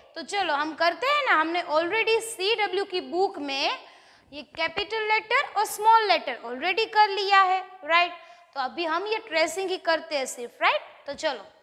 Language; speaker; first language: Hindi; non-native, local second language; Gujarati